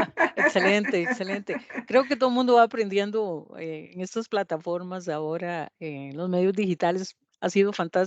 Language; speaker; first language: Spanish; native; Spanish